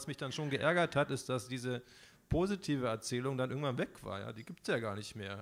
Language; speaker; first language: German; native; German